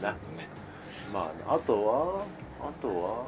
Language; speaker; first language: Japanese; native; Japanese